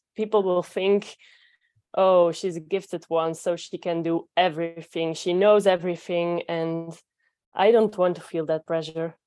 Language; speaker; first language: English; non-native, fluent; Dutch